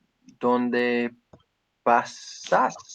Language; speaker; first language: Spanish; non-native, learner; English